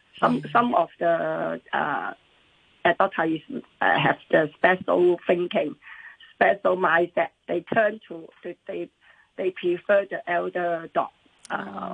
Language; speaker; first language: English; non-native, local second language; Cantonese